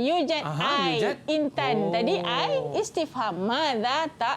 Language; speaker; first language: Arabic; non-native, fluent; Malay